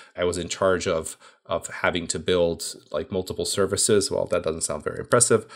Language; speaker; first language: English; non-native, fluent; Hungarian